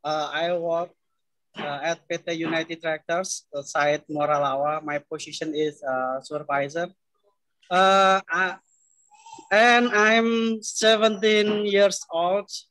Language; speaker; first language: English; non-native, learner; Indonesian